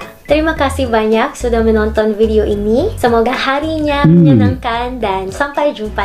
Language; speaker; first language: Indonesian; non-native, learner; Filipino